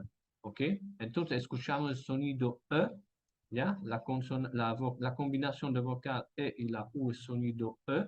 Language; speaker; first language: Spanish; non-native, fluent; French